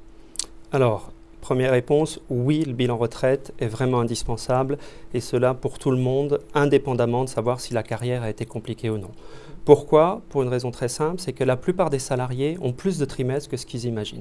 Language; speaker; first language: French; native; French